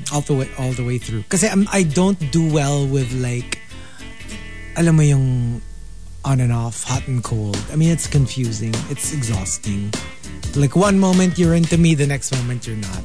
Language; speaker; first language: English; non-native, local second language; Filipino